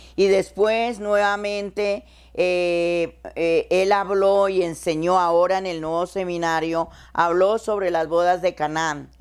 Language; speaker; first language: Spanish; native; Spanish